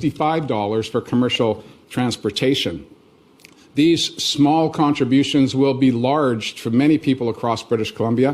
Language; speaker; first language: English; native; English